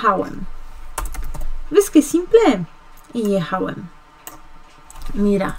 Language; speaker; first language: Spanish; non-native, fluent; Polish